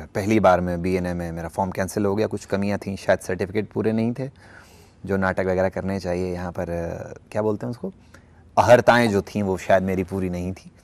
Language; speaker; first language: Hindi; native; Hindi